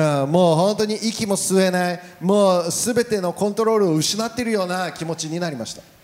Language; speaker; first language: Japanese; native; Japanese